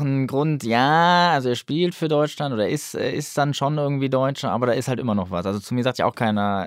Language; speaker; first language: German; native; German